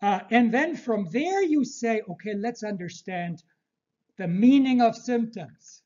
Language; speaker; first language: English; early bilingual, other home language; Turkish